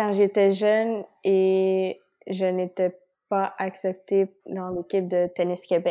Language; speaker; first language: French; non-native, local second language; Spanish